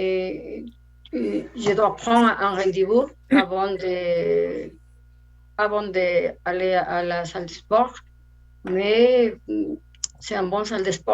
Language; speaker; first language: French; non-native, learner; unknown